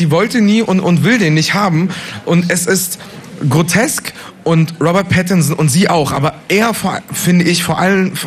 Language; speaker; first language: German; native; German